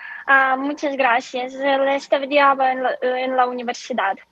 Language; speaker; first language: Spanish; non-native, fluent; Ukrainian